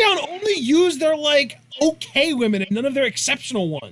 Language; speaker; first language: English; native; English